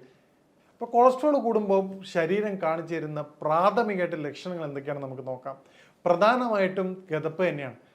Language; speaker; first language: Malayalam; native; Malayalam